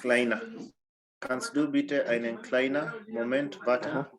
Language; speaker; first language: German; non-native, learner; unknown